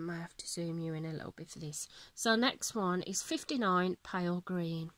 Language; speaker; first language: English; native; English